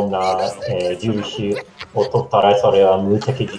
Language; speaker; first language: Japanese; non-native, fluent; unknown